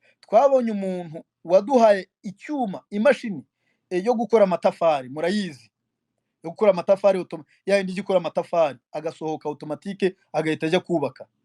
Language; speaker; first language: Kinyarwanda; native; Kinyarwanda